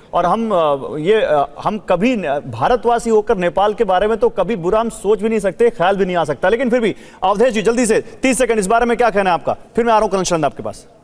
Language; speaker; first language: Hindi; native; Hindi